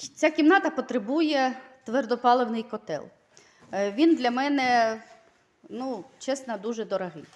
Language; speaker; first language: Ukrainian; native; Ukrainian